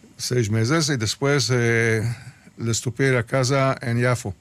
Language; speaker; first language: Spanish; early bilingual, heritage; Spanish